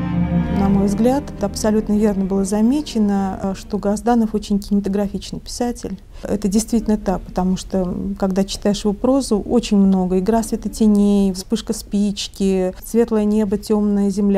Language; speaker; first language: Russian; native; Russian